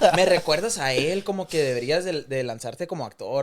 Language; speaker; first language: Spanish; early bilingual, other home language; English